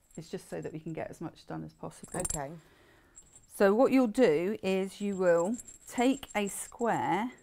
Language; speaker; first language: English; native; English